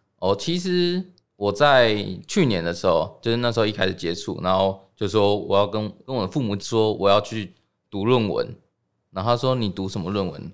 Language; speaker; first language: Chinese; native; Chinese